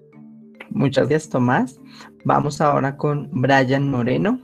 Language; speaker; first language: Spanish; native; Spanish